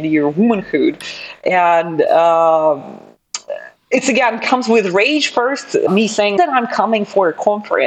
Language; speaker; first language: English; non-native, fluent; Russian